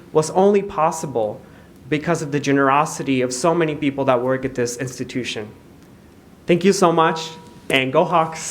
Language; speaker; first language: English; non-native, fluent; Spanish